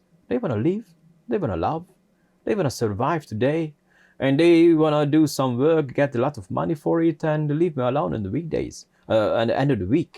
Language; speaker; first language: English; non-native, fluent; Hungarian